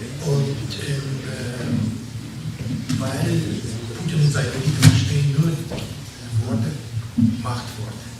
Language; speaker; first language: German; non-native, learner; Russian